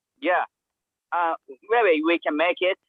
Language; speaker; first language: English; non-native, learner; Japanese